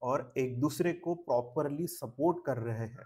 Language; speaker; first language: Hindi; non-native, local second language; Marathi